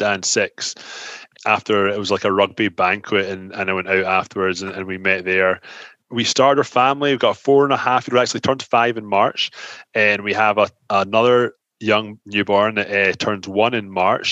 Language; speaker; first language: English; native; English